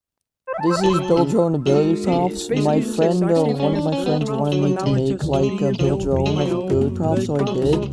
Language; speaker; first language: English; non-native, fluent; Dutch